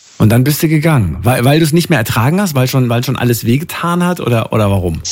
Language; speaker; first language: German; native; German